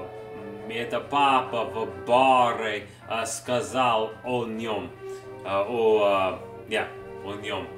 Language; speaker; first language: Russian; non-native, learner; English